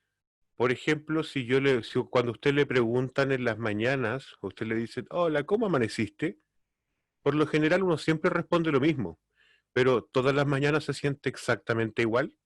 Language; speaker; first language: Spanish; native; Spanish